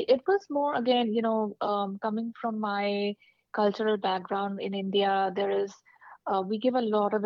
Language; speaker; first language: English; non-native, local second language; Hindi